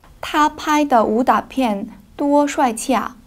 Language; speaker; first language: Chinese; non-native, learner; Korean